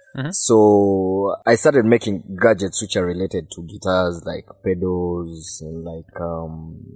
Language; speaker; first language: English; non-native, local second language; Ganda